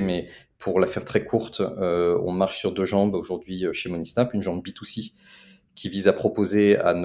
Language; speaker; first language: French; native; French